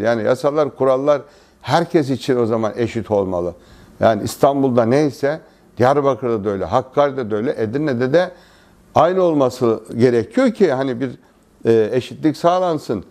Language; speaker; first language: Turkish; native; Turkish